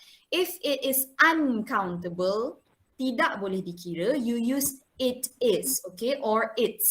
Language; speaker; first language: English; non-native, local second language; Malay